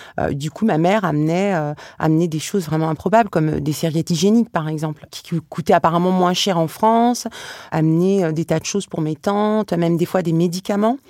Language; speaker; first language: French; early bilingual, other home language; Arabic